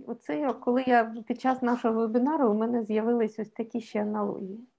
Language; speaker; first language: Ukrainian; native; Ukrainian